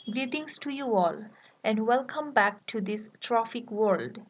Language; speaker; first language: English; non-native, local second language; Bangla